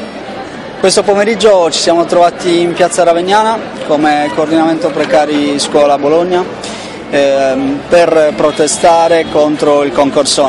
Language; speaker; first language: Italian; native; Italian